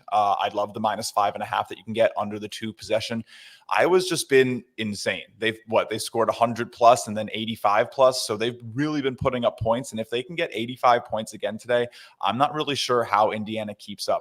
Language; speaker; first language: English; native; English